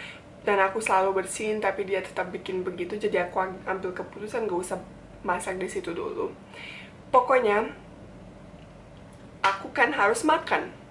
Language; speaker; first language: Indonesian; non-native, fluent; Bosnian